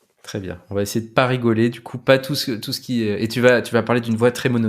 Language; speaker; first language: French; native; French